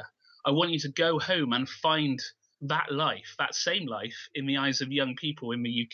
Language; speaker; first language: English; native; English